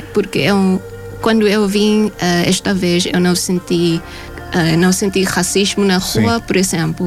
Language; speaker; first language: Portuguese; non-native, fluent; Thai